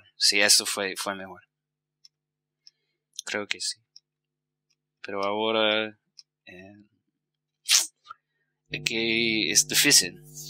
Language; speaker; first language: Spanish; non-native, fluent; English